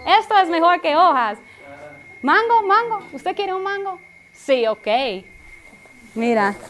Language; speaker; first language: Spanish; non-native, learner; English